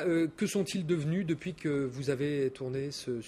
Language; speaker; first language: French; native; French